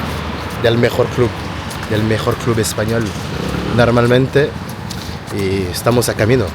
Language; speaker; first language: Spanish; non-native, learner; French